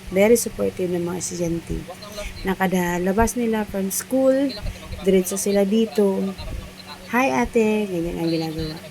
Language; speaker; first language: Filipino; non-native, local second language; Iloko